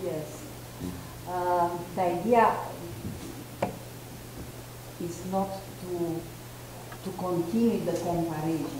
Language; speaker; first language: English; non-native, fluent; Romanian